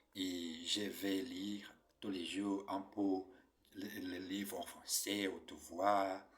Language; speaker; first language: French; non-native, learner; Portuguese